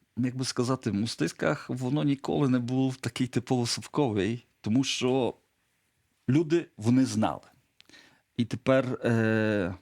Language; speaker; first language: Ukrainian; non-native, local second language; Polish